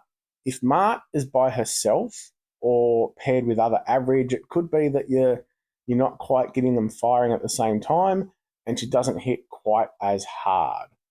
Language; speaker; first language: English; native; English